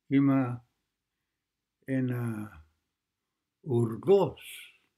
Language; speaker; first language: Greek; non-native, learner; English